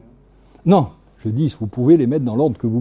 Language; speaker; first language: French; native; French